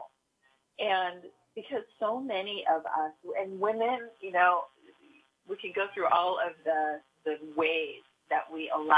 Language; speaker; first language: English; native; English